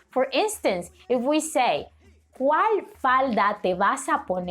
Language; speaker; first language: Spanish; non-native, fluent; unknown